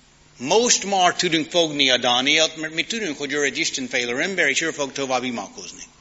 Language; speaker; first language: Hungarian; non-native, learner; English